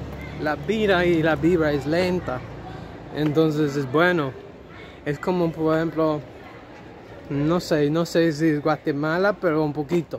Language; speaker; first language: Spanish; non-native, learner; English